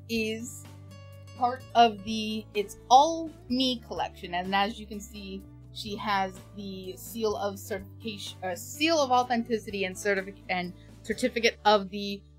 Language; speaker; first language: English; native; English